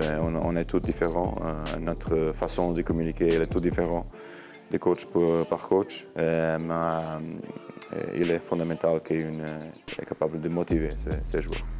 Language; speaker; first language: French; non-native, learner; Portuguese